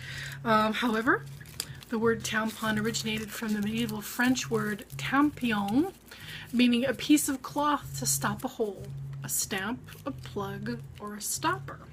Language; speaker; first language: English; native; English